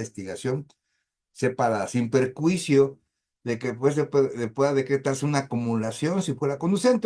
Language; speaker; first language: Spanish; native; Spanish